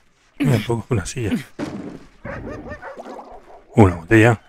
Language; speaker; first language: Spanish; native; Spanish